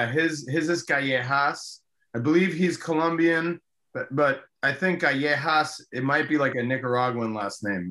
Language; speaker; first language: English; early bilingual, other home language; Spanish